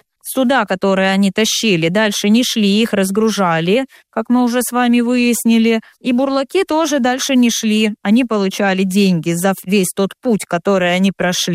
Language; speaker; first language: Russian; native; Russian